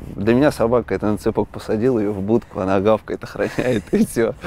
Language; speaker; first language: Russian; native; Russian